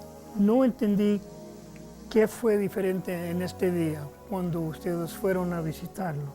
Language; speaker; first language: Spanish; non-native, fluent; English